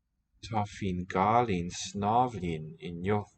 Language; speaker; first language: Irish; non-native, learner; English